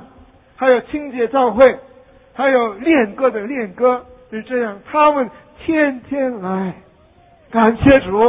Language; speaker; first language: Chinese; non-native, fluent; Korean